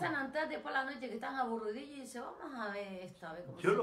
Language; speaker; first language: Spanish; native; Spanish